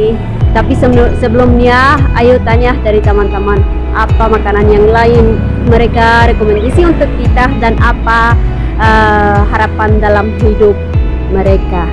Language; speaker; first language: Indonesian; non-native, learner; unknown